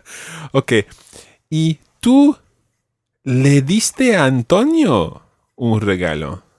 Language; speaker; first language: Spanish; non-native, fluent; English